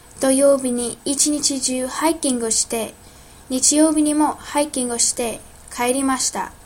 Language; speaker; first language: Japanese; non-native, learner; English